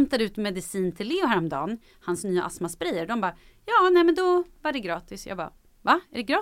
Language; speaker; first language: Swedish; native; Swedish